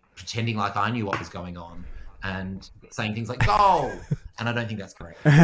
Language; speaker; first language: English; native; English